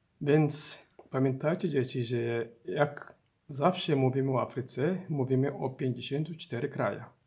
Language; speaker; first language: Polish; non-native, learner; Somali